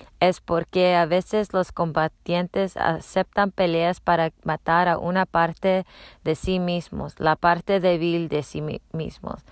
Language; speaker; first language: Spanish; non-native, learner; English